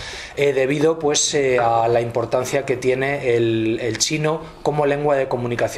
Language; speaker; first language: Spanish; native; Spanish